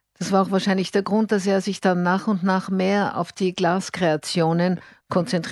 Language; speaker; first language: German; native; German